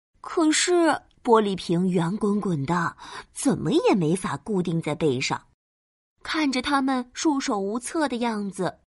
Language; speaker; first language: Chinese; native; Chinese